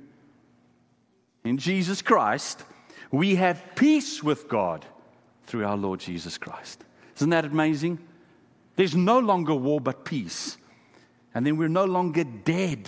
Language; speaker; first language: English; non-native, local second language; Afrikaans